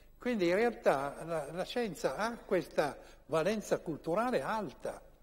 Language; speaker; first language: Italian; native; Italian